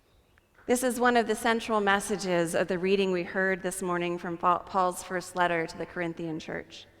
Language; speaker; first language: English; native; English